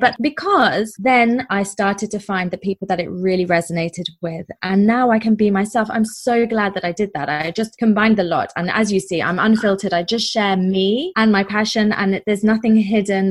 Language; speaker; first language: English; native; English